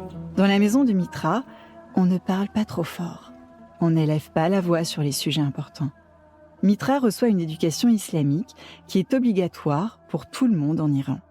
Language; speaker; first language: French; native; French